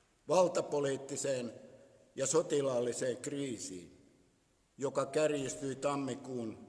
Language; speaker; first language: Finnish; native; Finnish